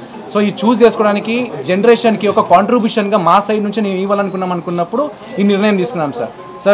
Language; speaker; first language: Telugu; native; Telugu